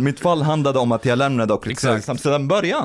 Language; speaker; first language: Swedish; non-native, fluent; Arabic